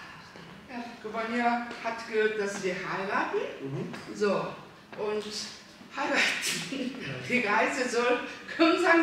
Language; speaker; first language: German; non-native, learner; Korean